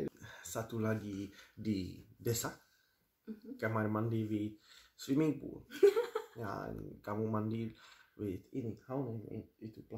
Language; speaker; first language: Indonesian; non-native, learner; Czech